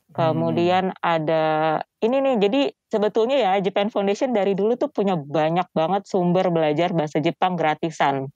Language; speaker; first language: Indonesian; native; Indonesian